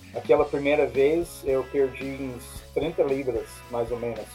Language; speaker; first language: Portuguese; non-native, fluent; English